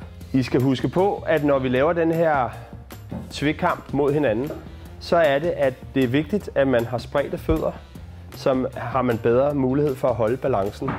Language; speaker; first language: Danish; native; Danish